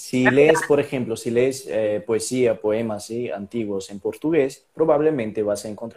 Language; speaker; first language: Spanish; non-native, fluent; Portuguese